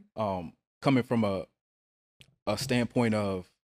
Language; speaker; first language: English; native; English